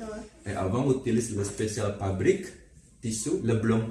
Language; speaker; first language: French; non-native, learner; Indonesian